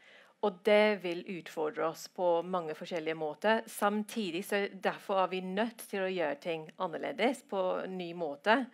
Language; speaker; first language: Norwegian; non-native, fluent; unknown